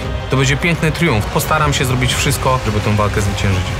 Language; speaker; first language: Polish; native; Polish